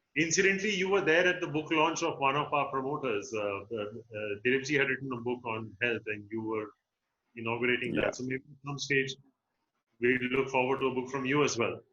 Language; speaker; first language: English; non-native, local second language; Hindi